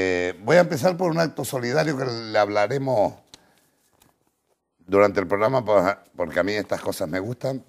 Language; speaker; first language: Spanish; native; Spanish